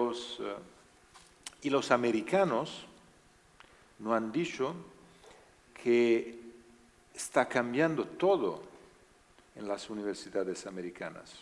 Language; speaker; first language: Spanish; non-native, learner; Italian